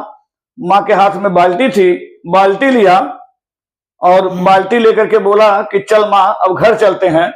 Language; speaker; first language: Hindi; native; Hindi